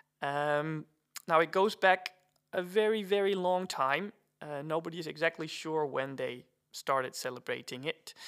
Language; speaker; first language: English; non-native, fluent; Dutch